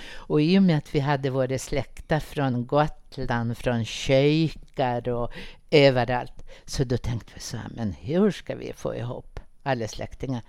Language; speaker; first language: Swedish; native; Swedish